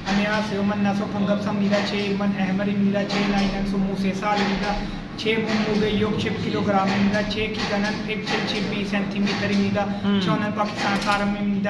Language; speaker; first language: Korean; non-native, learner; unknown